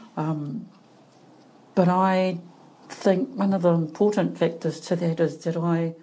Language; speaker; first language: English; native; English